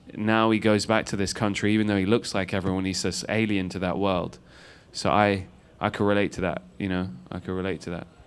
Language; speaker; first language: English; native; English